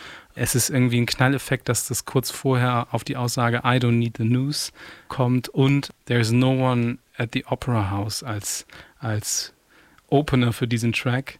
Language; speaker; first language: German; native; German